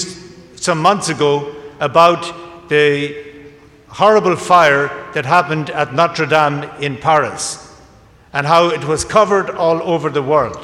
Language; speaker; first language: English; native; English